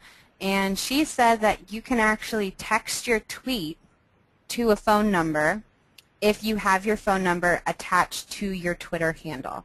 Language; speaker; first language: English; native; English